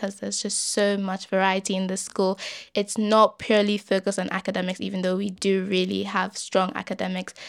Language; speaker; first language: English; early bilingual, other home language; Yoruba